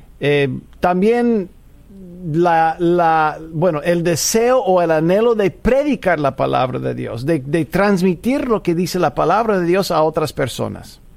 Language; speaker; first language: Spanish; non-native, fluent; English